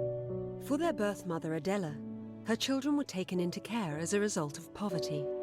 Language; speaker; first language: English; native; English